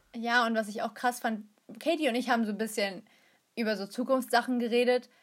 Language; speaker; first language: German; early bilingual, other home language; Turkish